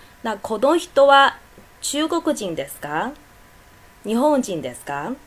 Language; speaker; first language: Japanese; non-native, fluent; Chinese